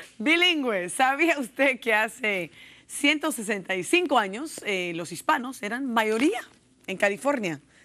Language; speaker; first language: Spanish; early bilingual, heritage; Spanish